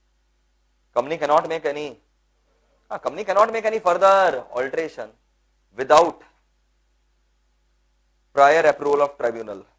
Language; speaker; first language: English; non-native, local second language; Hindi